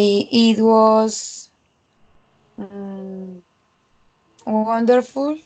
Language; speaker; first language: English; non-native, learner; Spanish